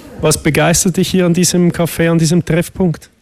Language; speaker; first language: German; native; German